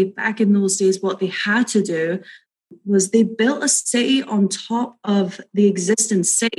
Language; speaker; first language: English; native; English